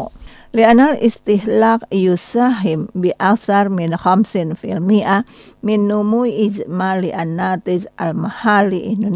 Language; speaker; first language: Arabic; non-native, fluent; Indonesian